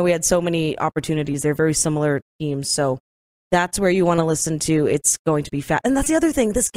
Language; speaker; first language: English; native; English